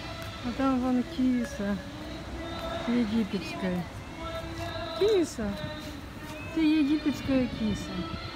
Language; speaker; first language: Russian; native; Russian